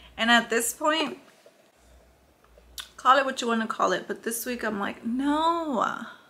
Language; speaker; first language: English; early bilingual, other home language; Spanish